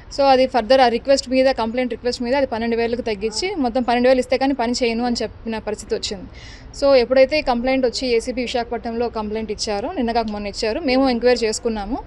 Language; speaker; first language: Telugu; native; Telugu